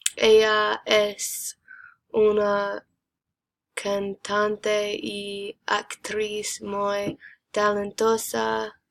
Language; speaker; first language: Spanish; non-native, learner; English